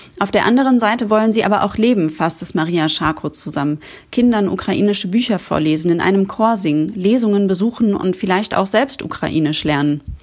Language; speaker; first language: German; native; German